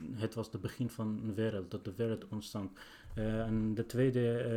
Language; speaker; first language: Dutch; non-native, learner; Arabic